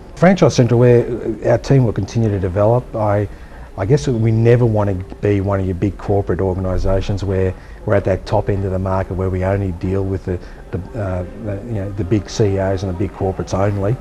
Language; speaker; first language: English; native; English